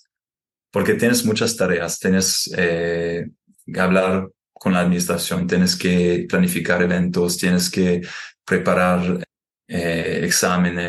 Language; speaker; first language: Spanish; non-native, fluent; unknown